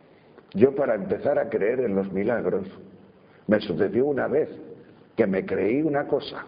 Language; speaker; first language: Spanish; native; Spanish